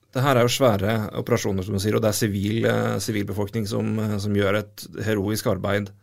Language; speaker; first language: Norwegian; native; Norwegian